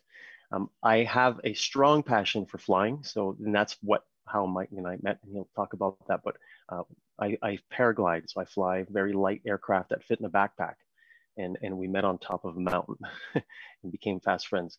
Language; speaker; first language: English; non-native, fluent; French